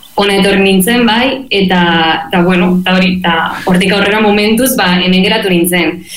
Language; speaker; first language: Basque; non-native, local second language; Spanish